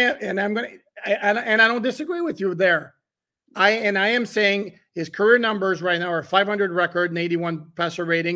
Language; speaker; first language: English; native; English